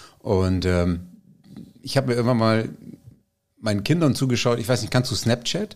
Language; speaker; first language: German; native; German